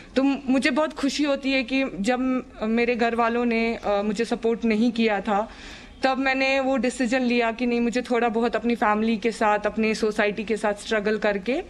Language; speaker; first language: Hindi; native; Hindi